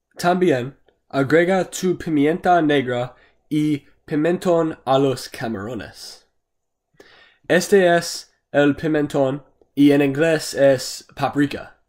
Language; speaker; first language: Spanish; non-native, learner; English